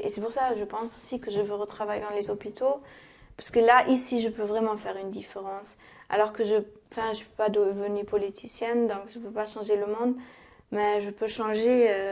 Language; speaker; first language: French; non-native, fluent; German